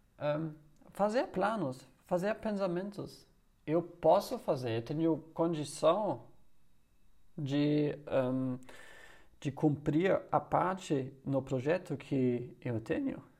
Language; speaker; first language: Portuguese; non-native, learner; German